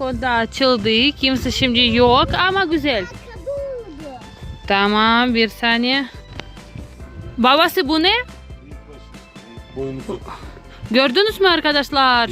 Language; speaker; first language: Turkish; non-native, learner; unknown